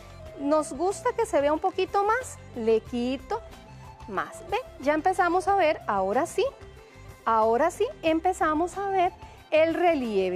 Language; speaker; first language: Spanish; native; Spanish